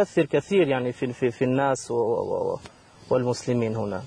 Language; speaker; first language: Arabic; non-native, fluent; Albanian